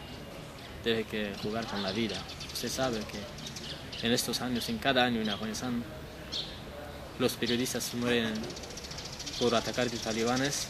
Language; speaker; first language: Spanish; non-native, learner; Persian